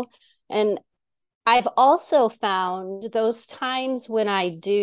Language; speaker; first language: English; native; English